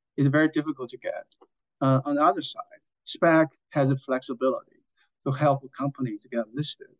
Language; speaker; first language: English; non-native, fluent; Chinese